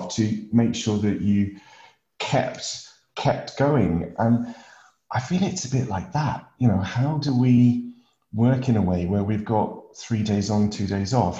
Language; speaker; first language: English; native; English